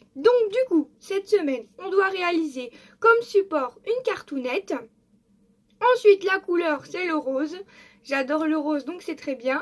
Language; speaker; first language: French; native; French